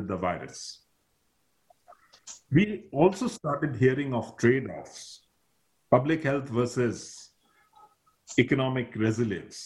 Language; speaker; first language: English; non-native, local second language; Nepali